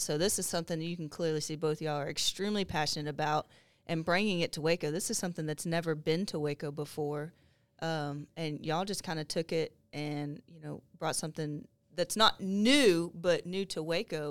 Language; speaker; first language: English; native; English